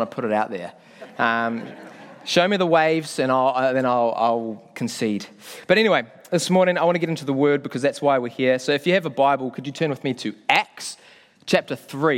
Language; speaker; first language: English; native; English